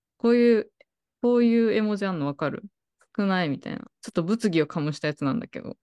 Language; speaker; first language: Japanese; native; Japanese